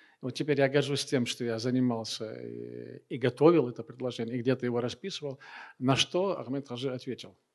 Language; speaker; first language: Russian; non-native, local second language; Chechen